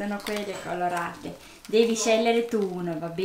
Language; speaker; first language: Italian; native; Italian